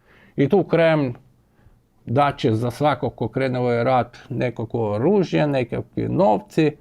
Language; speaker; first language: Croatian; non-native, fluent; Ukrainian